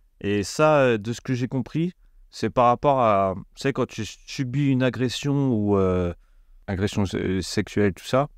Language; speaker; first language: French; native; French